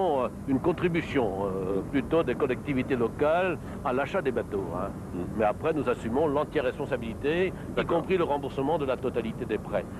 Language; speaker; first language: French; native; French